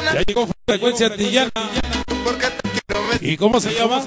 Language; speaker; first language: Spanish; native; Spanish